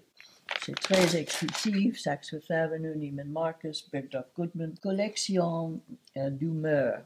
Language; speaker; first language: French; non-native, learner; English